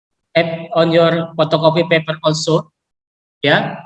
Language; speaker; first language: English; non-native, learner; Indonesian